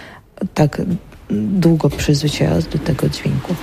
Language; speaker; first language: Polish; non-native, learner; Ukrainian